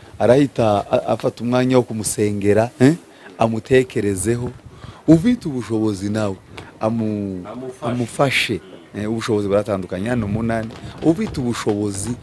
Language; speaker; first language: Kinyarwanda; native; Kinyarwanda